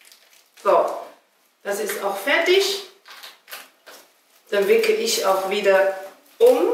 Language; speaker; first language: German; non-native, fluent; Chinese